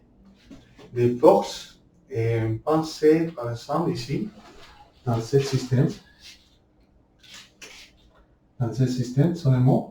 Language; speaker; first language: French; non-native, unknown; Spanish